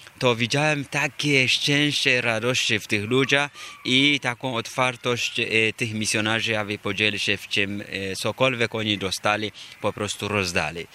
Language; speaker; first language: Polish; non-native, fluent; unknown